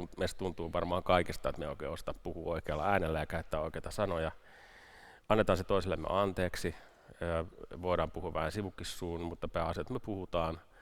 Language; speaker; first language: Finnish; native; Finnish